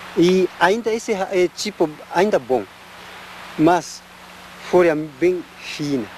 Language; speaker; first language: Portuguese; non-native, learner; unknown